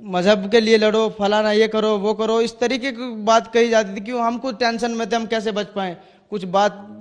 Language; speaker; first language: Hindi; native; Hindi